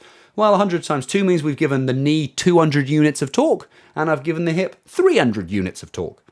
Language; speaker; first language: English; native; English